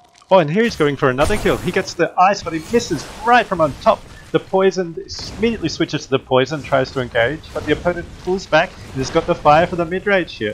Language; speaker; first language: English; native; English